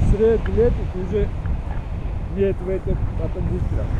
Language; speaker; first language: Russian; non-native, learner; Turkish